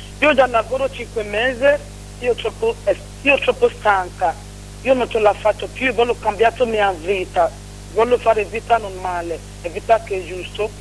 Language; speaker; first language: Italian; non-native, learner; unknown